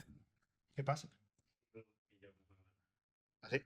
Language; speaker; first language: Spanish; native; Spanish